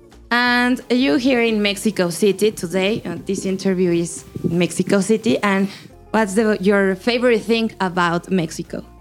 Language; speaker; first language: English; non-native, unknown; Spanish